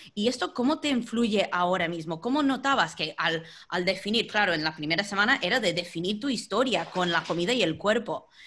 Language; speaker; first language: Spanish; non-native, fluent; English